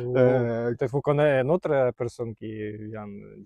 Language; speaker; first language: French; non-native, learner; Russian